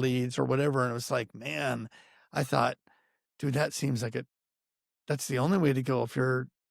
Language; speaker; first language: English; native; English